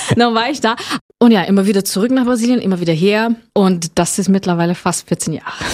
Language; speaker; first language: German; non-native, fluent; Portuguese